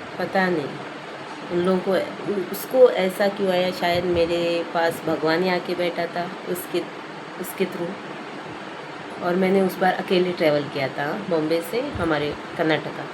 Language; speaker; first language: Hindi; non-native, local second language; Konkani